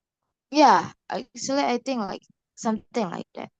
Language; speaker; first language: English; non-native, learner; Indonesian